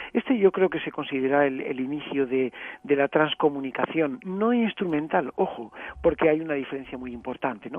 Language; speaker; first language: Spanish; native; Spanish